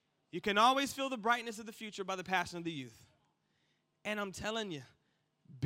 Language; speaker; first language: English; native; English